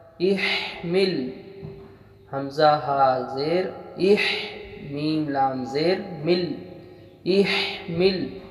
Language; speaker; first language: Urdu; native; Urdu